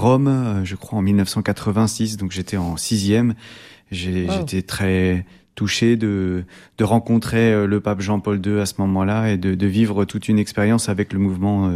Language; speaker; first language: French; native; French